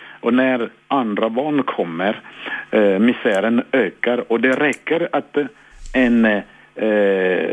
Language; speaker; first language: Swedish; non-native, fluent; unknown